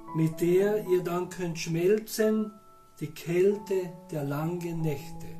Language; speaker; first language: German; native; German